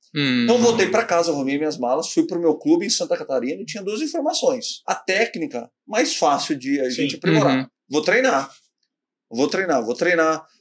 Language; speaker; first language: Portuguese; native; Portuguese